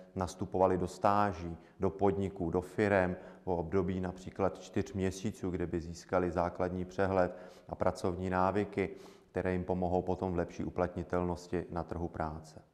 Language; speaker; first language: Czech; native; Czech